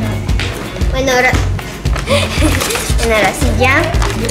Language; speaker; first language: Spanish; native; Spanish